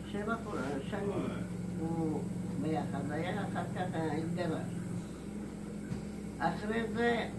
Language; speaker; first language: Hebrew; non-native, learner; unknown